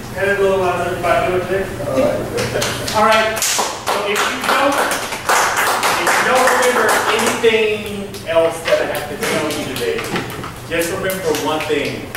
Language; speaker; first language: English; native; English